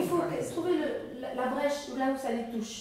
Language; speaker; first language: French; non-native, fluent; Arabic